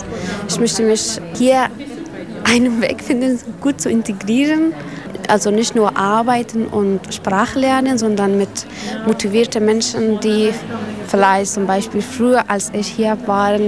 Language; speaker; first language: German; non-native, learner; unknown